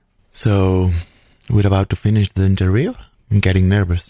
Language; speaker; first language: English; non-native, fluent; Catalan